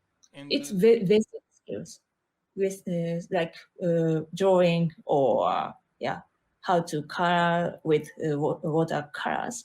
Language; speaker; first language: English; non-native, learner; Japanese